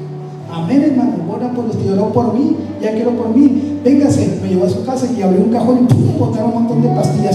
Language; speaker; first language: Spanish; native; Spanish